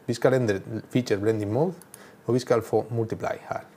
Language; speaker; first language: Norwegian; non-native, learner; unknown